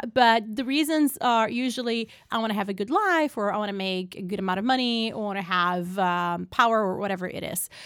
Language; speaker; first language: English; non-native, fluent; Portuguese